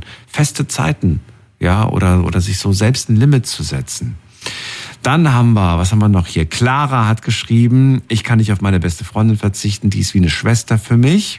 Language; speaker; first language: German; native; German